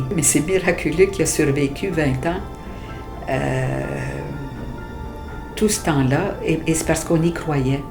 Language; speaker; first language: French; native; French